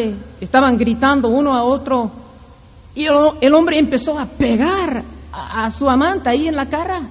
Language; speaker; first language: Spanish; non-native, fluent; English